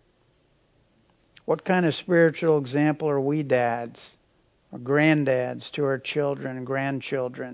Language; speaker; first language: English; native; English